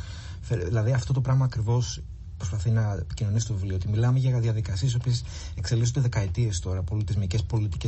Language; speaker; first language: Greek; native; Greek